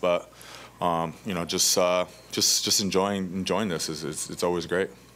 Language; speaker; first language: English; early bilingual, other home language; Spanish